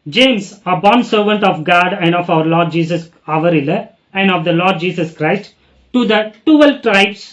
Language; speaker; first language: English; non-native, local second language; Tamil